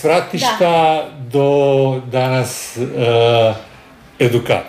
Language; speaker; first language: Croatian; native; Croatian